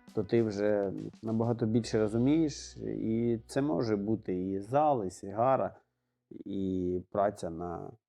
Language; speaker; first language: Ukrainian; non-native, local second language; Russian